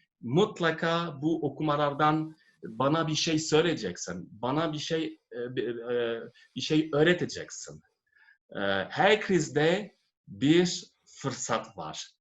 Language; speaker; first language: Turkish; non-native, fluent; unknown